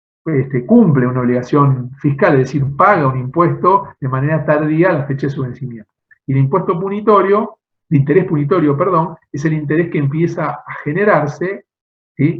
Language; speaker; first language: Spanish; native; Spanish